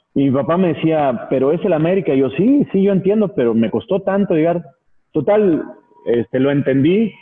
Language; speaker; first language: Spanish; native; Spanish